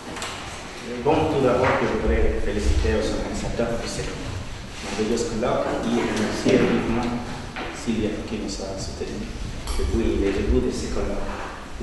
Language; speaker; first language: French; non-native, fluent; Spanish